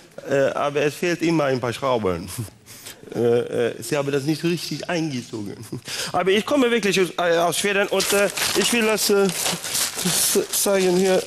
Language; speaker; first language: German; non-native, learner; Swedish